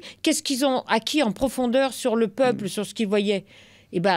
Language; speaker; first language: French; native; French